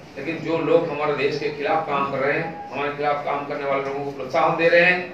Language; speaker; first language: Hindi; non-native, local second language; Bangla